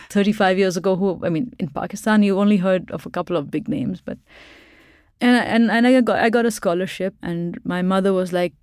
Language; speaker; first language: English; non-native, local second language; Urdu